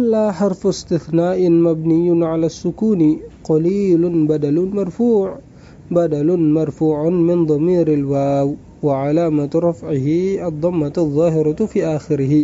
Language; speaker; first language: Arabic; non-native, fluent; Indonesian